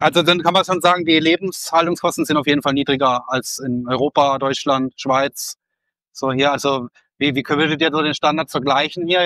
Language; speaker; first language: German; native; German